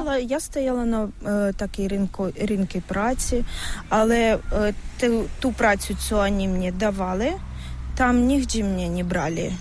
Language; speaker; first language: Ukrainian; non-native, local second language; Russian